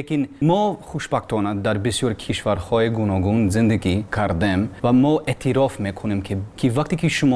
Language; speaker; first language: Tajik; non-native, learner; English